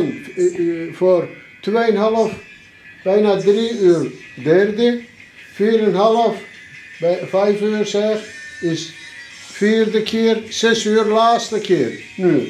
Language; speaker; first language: Dutch; non-native, learner; Turkish